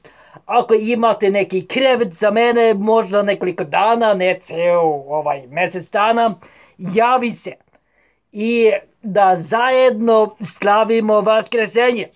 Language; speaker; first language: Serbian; non-native, fluent; Norwegian